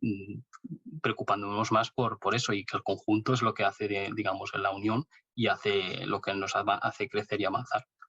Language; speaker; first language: Spanish; native; Spanish